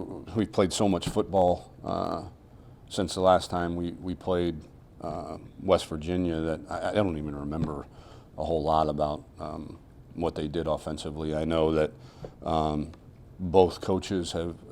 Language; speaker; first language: English; native; English